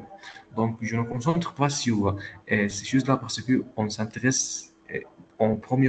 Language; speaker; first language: French; non-native, local second language; Arabic